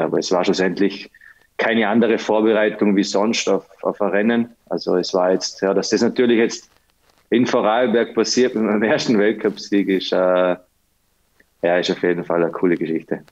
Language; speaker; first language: German; native; German